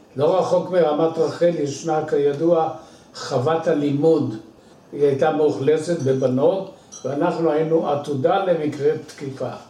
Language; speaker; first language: Hebrew; native; Hebrew